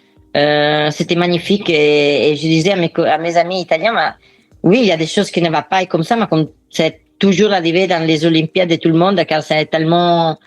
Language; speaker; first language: French; non-native, fluent; Italian